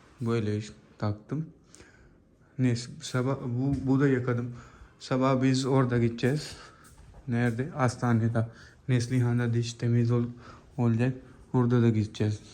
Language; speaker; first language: Turkish; non-native, learner; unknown